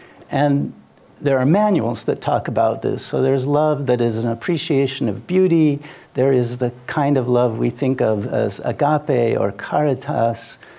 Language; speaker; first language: English; native; English